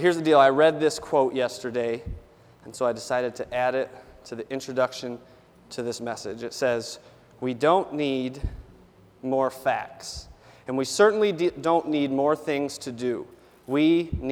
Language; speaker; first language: English; native; English